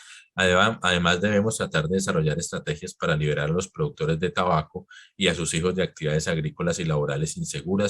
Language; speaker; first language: Spanish; native; Spanish